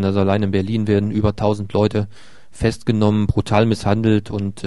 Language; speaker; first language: German; native; German